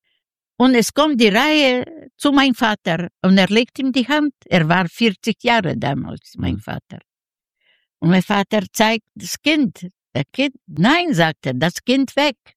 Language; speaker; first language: German; non-native, fluent; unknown